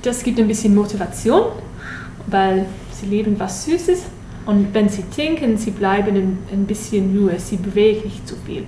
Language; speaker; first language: German; non-native, learner; English